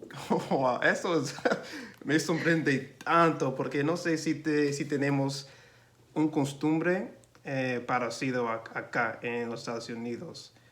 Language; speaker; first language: Spanish; non-native, learner; English